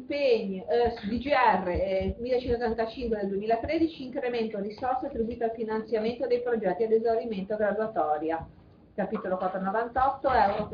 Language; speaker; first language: Italian; native; Italian